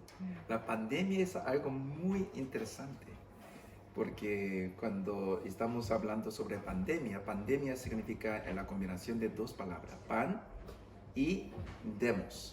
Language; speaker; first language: Spanish; non-native, fluent; English